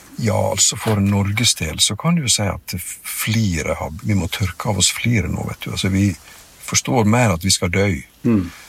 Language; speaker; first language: Norwegian; native; Norwegian